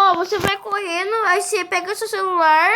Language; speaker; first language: Portuguese; native; Portuguese